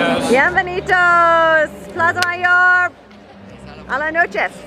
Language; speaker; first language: Spanish; non-native, learner; English